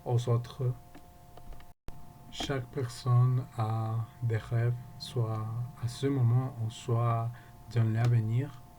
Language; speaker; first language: French; non-native, learner; Spanish